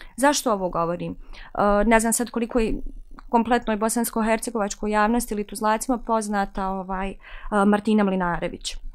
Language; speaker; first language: Bosnian; native; Bosnian